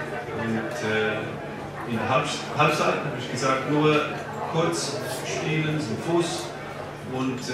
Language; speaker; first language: German; non-native, learner; English